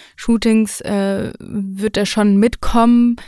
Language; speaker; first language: German; native; German